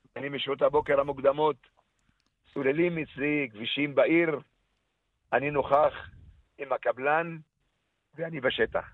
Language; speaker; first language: Hebrew; non-native, local second language; Arabic